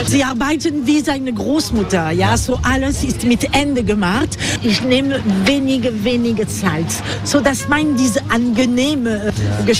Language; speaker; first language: German; non-native, fluent; French